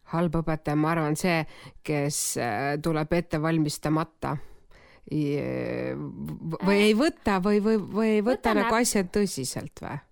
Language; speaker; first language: Estonian; non-native, local second language; Russian